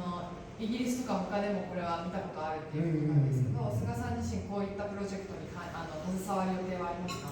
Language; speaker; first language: Japanese; native; Japanese